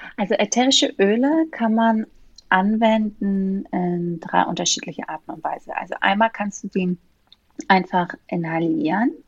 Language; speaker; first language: German; non-native, fluent; Greek